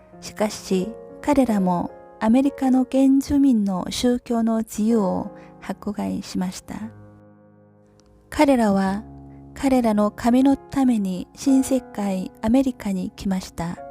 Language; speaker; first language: Japanese; non-native, learner; Korean